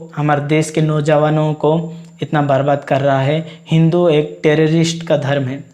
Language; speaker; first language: Hindi; non-native, local second language; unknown